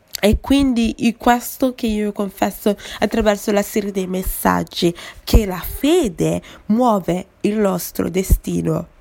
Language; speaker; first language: Italian; non-native, fluent; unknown